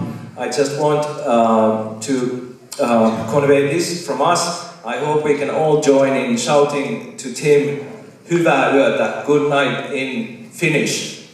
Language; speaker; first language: English; non-native, fluent; Finnish